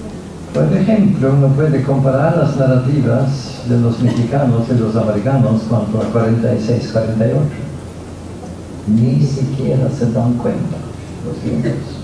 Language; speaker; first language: Spanish; non-native, fluent; Norwegian